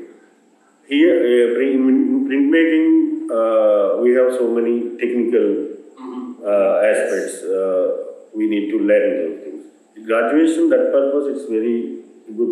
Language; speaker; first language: English; non-native, local second language; Telugu